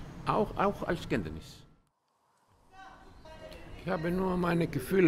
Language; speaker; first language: German; non-native, learner; Greek